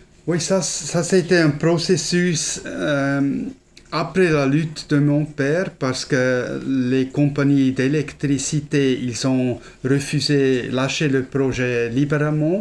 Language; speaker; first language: French; non-native, fluent; German